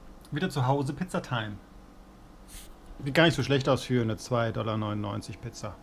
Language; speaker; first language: German; native; German